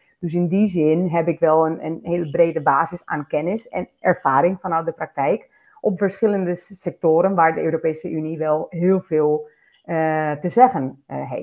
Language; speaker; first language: Dutch; non-native, fluent; Spanish